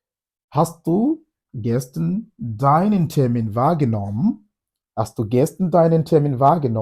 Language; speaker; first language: German; non-native, fluent; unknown